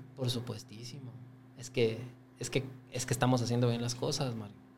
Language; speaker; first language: Spanish; native; Spanish